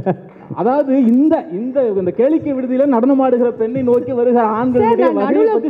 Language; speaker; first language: Tamil; native; Tamil